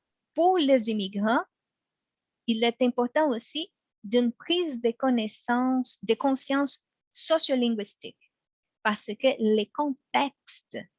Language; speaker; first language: French; non-native, fluent; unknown